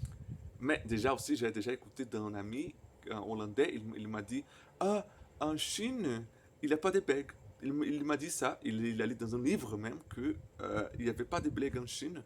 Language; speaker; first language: French; non-native, fluent; Portuguese